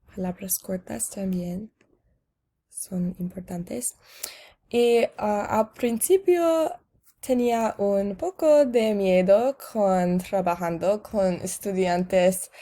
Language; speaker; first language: Spanish; non-native, learner; English